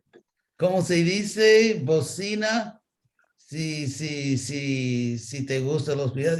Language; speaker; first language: Spanish; non-native, fluent; English